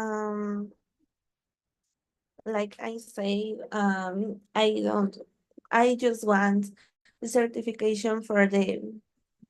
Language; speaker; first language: English; non-native, learner; Spanish